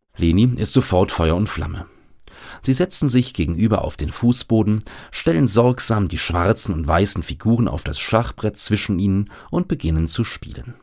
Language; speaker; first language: German; native; German